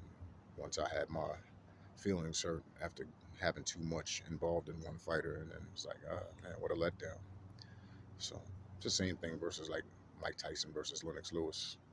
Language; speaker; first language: English; native; English